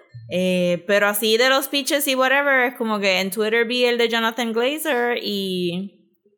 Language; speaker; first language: Spanish; native; Spanish